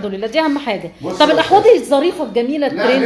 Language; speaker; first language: Arabic; native; Arabic